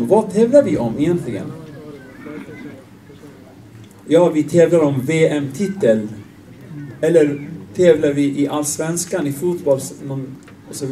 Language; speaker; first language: Swedish; non-native, fluent; Arabic